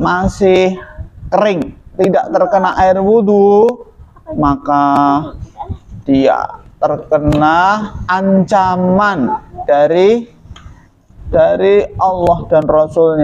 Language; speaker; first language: Indonesian; native; Indonesian